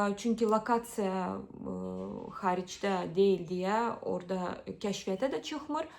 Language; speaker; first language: Azerbaijani; early bilingual, heritage; Azerbaijani